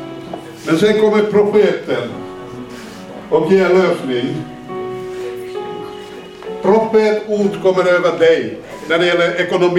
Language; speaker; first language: Swedish; non-native, fluent; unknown